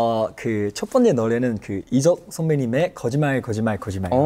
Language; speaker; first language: Korean; non-native, fluent; Chinese